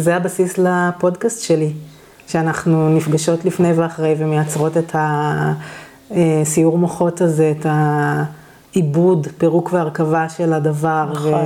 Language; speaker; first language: Hebrew; native; Hebrew